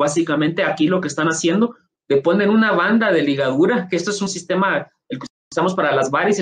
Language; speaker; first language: Spanish; native; Spanish